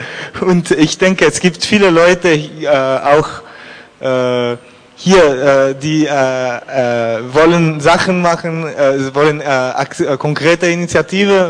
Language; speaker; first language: German; non-native, learner; French